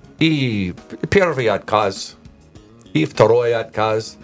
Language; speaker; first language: Russian; non-native, learner; English